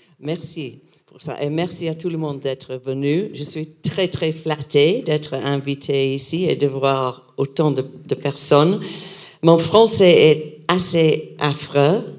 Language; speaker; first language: French; non-native, learner; English